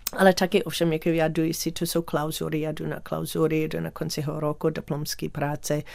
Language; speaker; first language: Czech; non-native, learner; English